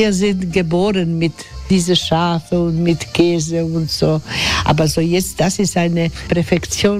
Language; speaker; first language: German; non-native, learner; Croatian